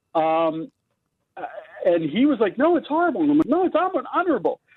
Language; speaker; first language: English; native; English